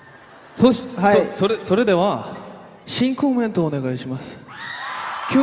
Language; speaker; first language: Japanese; non-native, learner; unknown